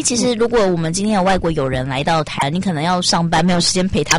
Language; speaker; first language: Chinese; native; Chinese